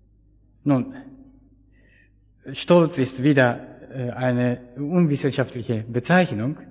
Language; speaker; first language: German; non-native, fluent; Japanese